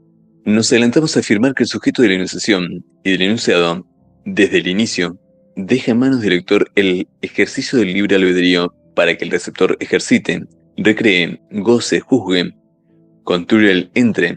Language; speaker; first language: Spanish; native; Spanish